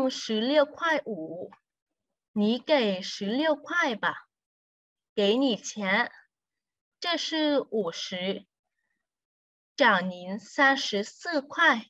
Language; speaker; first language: Chinese; non-native, fluent; Vietnamese